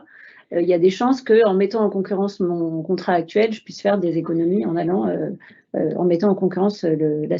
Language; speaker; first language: French; native; French